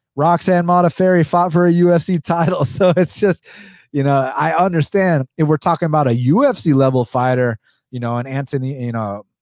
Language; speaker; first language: English; early bilingual, other home language; Spanish